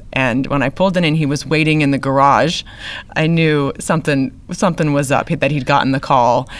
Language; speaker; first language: English; native; English